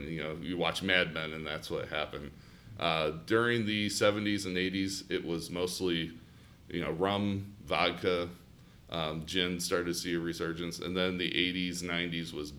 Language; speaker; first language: English; native; English